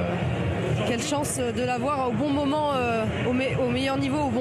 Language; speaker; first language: French; native; French